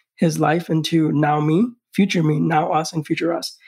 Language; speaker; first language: English; non-native, local second language; Hindi